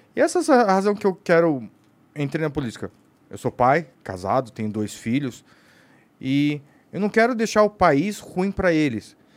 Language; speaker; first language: Portuguese; native; Portuguese